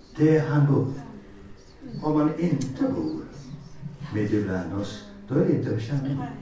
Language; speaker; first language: Swedish; non-native, fluent; English